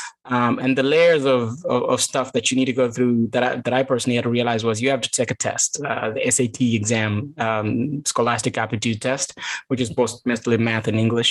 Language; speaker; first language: English; non-native, local second language; Kalenjin